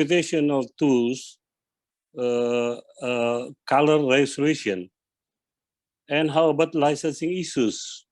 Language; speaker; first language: English; non-native, learner; Indonesian